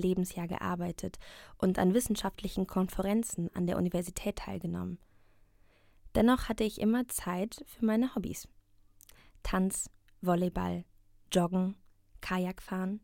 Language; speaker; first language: German; non-native, learner; Russian